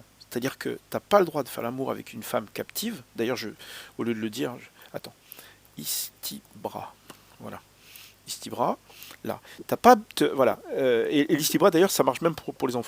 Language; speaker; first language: French; native; French